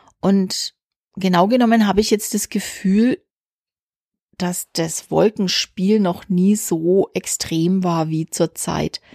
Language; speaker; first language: German; native; German